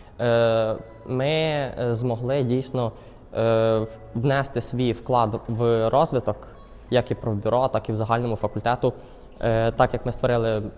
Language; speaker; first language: Ukrainian; native; Ukrainian